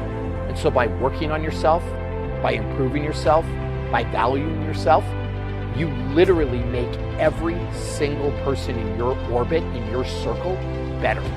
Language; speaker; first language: English; native; English